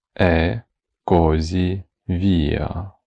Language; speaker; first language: Italian; non-native, fluent; Ukrainian